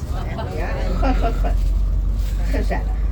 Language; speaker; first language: Dutch; non-native, fluent; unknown